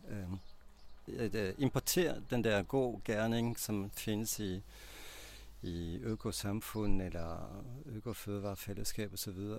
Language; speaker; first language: Danish; non-native, fluent; French